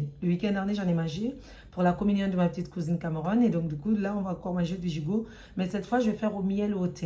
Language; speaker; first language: French; native; French